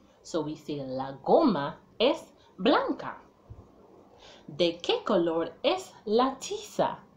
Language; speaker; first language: Spanish; non-native, learner; English